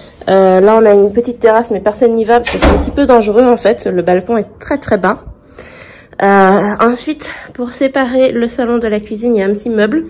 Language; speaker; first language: French; native; French